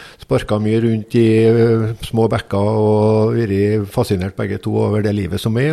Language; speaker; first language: Norwegian; native; Norwegian